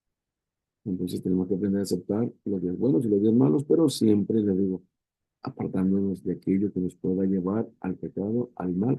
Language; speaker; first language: Spanish; native; Spanish